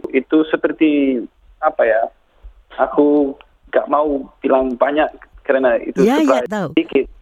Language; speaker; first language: Indonesian; non-native, learner; English